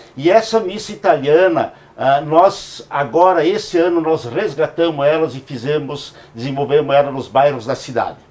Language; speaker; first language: Portuguese; native; Portuguese